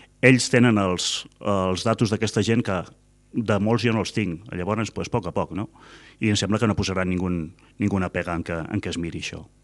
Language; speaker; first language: Catalan; native; Catalan